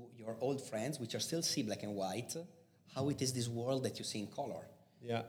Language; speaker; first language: English; non-native, fluent; Italian